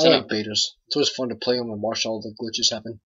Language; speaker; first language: English; native; English